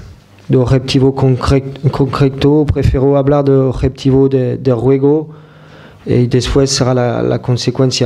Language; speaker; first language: Spanish; non-native, fluent; French